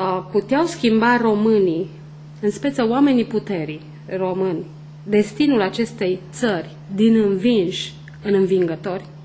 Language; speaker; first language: Romanian; native; Romanian